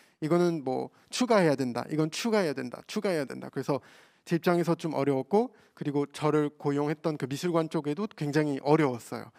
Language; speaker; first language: Korean; non-native, fluent; French